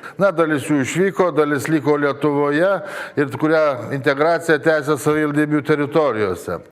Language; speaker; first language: Lithuanian; native; Lithuanian